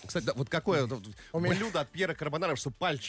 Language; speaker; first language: Russian; native; Russian